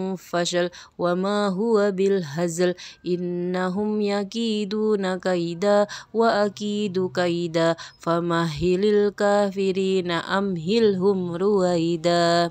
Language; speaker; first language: Arabic; non-native, learner; Indonesian